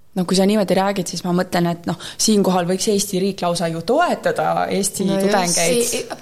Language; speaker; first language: Estonian; native; Estonian